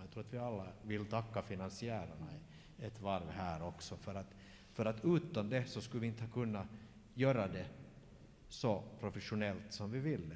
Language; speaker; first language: Swedish; native; Swedish